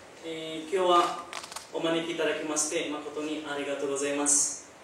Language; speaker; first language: Japanese; non-native, learner; Indonesian